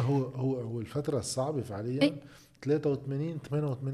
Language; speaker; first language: Arabic; native; Arabic